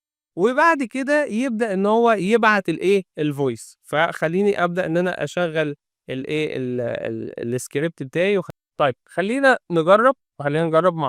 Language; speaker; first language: Arabic; native; Arabic